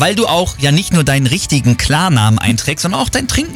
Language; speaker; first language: German; native; German